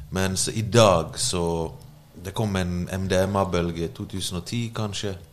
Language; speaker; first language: Norwegian; early bilingual, other home language; Bosnian